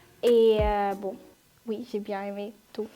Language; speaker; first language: French; non-native, fluent; Spanish